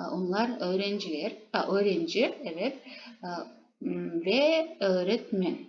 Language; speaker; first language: Turkish; non-native, fluent; Kazakh